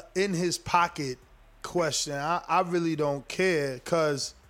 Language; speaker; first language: English; native; English